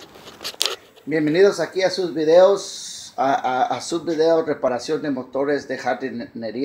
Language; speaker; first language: Spanish; early bilingual, heritage; Spanish